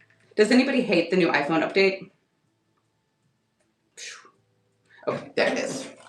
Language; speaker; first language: English; native; English